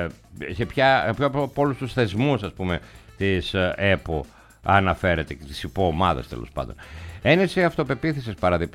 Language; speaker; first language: Greek; native; Greek